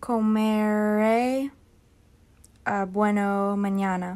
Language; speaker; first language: Spanish; non-native, learner; English